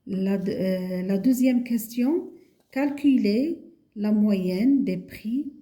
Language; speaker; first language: French; non-native, local second language; Arabic